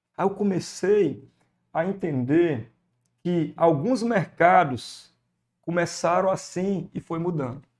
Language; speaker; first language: Portuguese; native; Portuguese